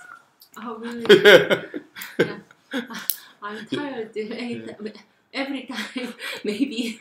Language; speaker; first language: English; non-native, learner; Korean